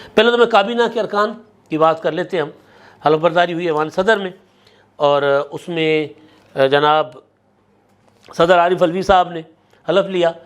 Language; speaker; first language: Urdu; non-native, local second language; Sindhi